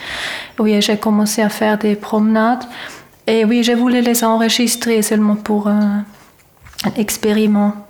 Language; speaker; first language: French; non-native, fluent; German